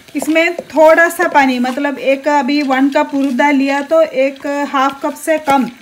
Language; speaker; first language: Hindi; non-native, local second language; Malayalam